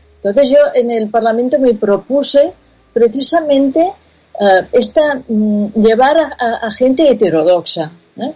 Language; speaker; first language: Spanish; non-native, local second language; Catalan